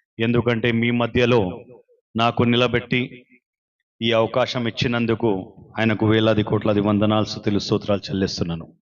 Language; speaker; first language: Telugu; non-native, local second language; Urdu